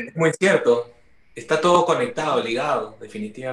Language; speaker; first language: Spanish; native; Spanish